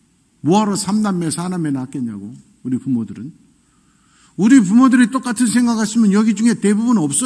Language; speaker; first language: Korean; native; Korean